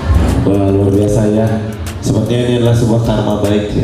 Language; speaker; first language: Indonesian; native; Indonesian